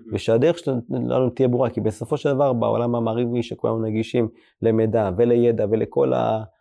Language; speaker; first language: Hebrew; early bilingual, other home language; Amharic